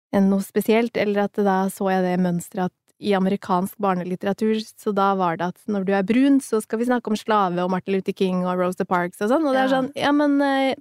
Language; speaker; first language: Norwegian; early bilingual, other home language; Somali